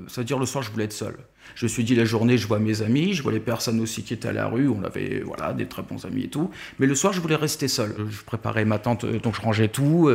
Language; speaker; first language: French; native; French